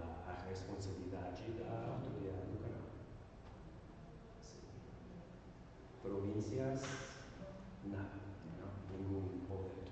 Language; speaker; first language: Portuguese; non-native, learner; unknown